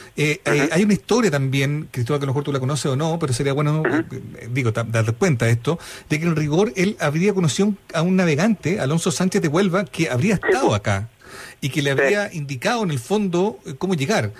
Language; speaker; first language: Spanish; native; Spanish